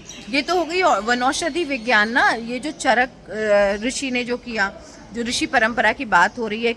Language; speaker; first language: Hindi; native; Hindi